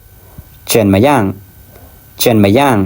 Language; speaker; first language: Chinese; non-native, fluent; Lao